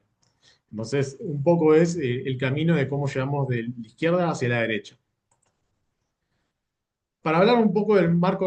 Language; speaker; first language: Spanish; native; Spanish